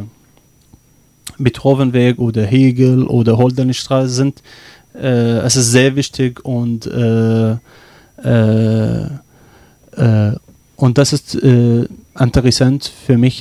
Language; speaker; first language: German; non-native, learner; Arabic